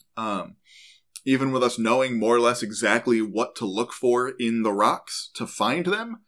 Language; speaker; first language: English; native; English